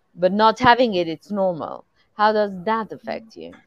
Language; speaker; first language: English; non-native, fluent; Persian